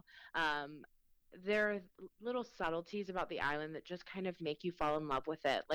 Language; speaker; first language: English; early bilingual, other home language; Spanish